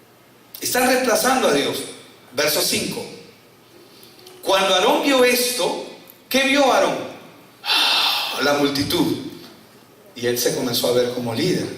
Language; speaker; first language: Spanish; native; Spanish